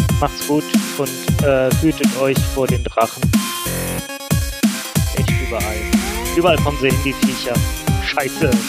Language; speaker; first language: German; native; German